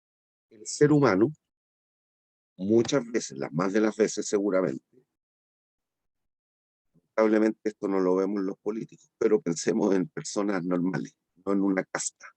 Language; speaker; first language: Spanish; native; Spanish